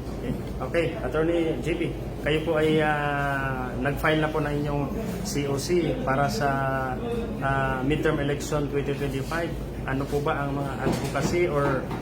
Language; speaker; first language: Filipino; native; Filipino